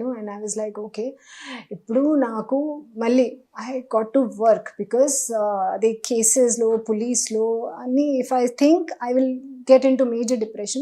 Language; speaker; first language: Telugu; non-native, fluent; Hindi